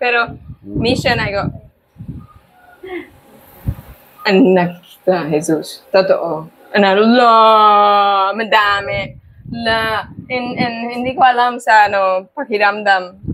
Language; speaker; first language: Filipino; non-native, learner; English